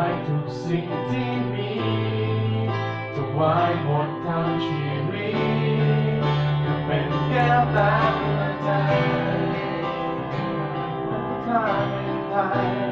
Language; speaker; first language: Thai; non-native, fluent; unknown